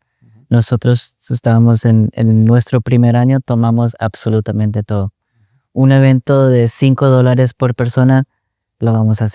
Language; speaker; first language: Spanish; early bilingual, other home language; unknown